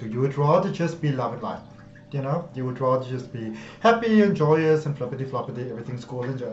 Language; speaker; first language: English; native; English